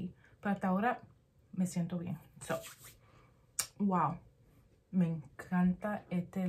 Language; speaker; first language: Spanish; early bilingual, heritage; Spanish